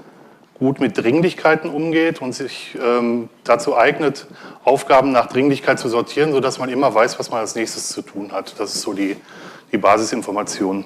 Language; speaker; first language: German; native; German